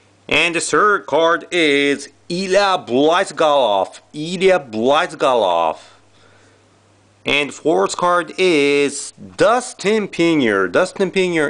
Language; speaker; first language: English; non-native, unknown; Japanese